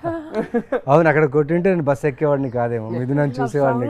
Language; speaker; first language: Telugu; native; Telugu